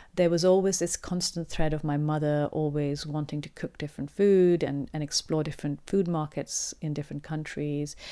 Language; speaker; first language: English; non-native, local second language; Urdu